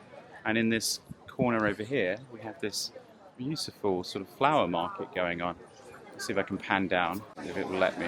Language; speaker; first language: English; native; English